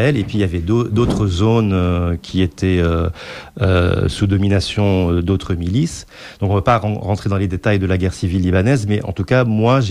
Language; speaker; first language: French; non-native, local second language; Arabic